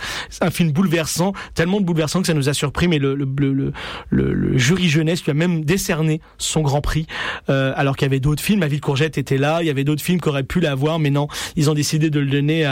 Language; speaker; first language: French; native; French